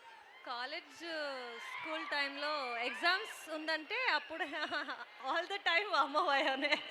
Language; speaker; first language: Telugu; non-native, fluent; Kannada